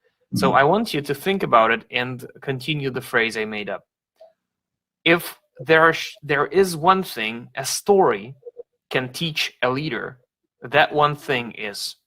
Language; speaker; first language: English; non-native, fluent; Russian